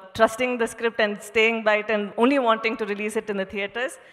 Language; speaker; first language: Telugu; non-native, fluent; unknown